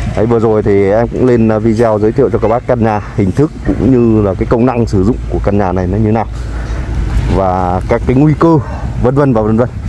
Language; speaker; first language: Vietnamese; non-native, local second language; Iu Mien